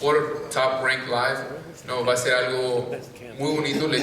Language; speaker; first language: Spanish; early bilingual, heritage; Spanish